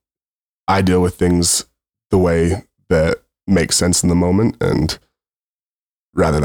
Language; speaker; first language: English; native; English